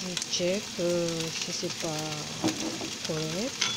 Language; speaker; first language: French; non-native, learner; Japanese